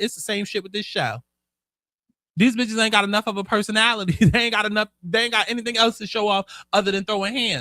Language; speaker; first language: English; native; English